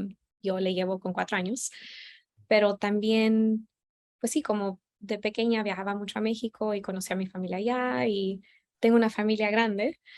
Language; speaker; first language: Spanish; early bilingual, heritage; Spanish